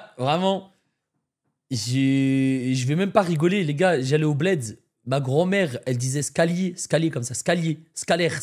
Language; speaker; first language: French; native; French